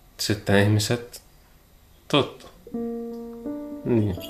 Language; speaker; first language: Finnish; non-native, learner; Arabic